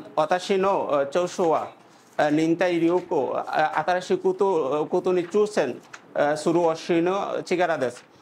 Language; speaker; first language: Japanese; non-native, learner; Bangla